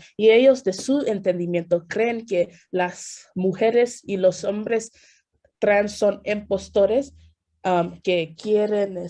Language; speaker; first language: Spanish; non-native, fluent; English